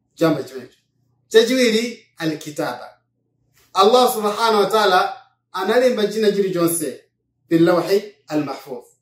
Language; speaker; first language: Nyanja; non-native, local second language; Yao